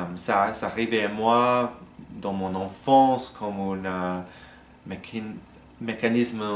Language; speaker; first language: French; non-native, learner; English